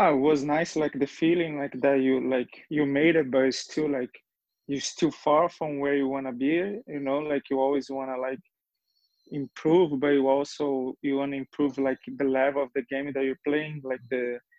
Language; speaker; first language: English; non-native, fluent; Portuguese